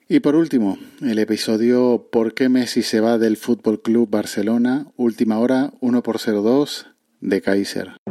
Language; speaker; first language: Spanish; native; Spanish